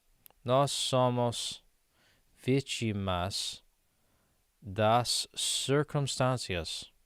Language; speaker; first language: Portuguese; non-native, learner; English